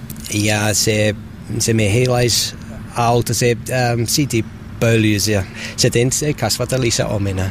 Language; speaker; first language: Finnish; non-native, learner; English